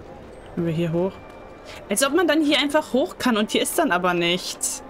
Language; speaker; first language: German; native; German